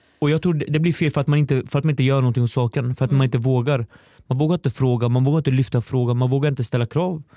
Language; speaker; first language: Swedish; early bilingual, other home language; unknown